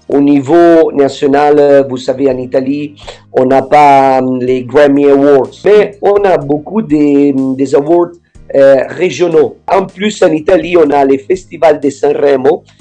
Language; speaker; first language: French; non-native, fluent; Italian